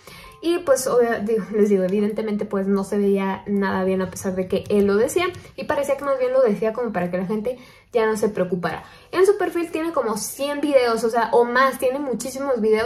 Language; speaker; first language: Spanish; native; Spanish